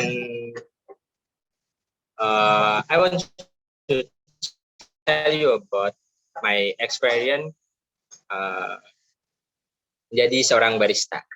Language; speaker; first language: English; non-native, learner; Indonesian